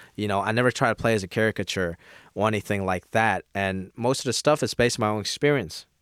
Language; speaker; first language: English; non-native, local second language; Cantonese